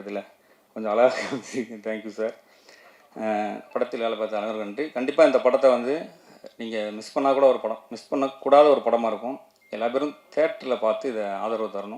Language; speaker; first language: Tamil; native; Tamil